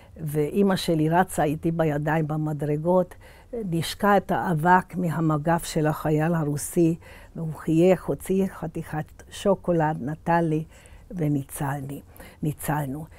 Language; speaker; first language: Hebrew; early bilingual, other home language; Hungarian